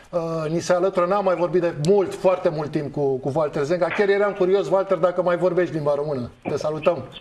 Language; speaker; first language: Romanian; native; Romanian